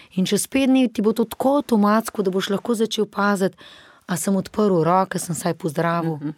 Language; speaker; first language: Slovenian; native; Slovenian